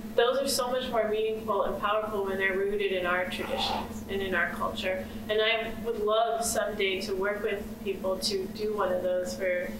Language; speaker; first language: English; native; English